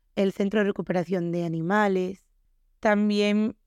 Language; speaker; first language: Spanish; native; Spanish